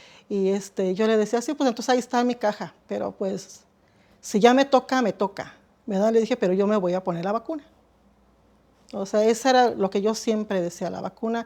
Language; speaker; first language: Spanish; native; Spanish